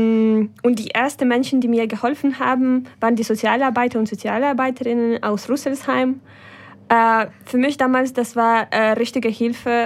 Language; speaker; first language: German; non-native, fluent; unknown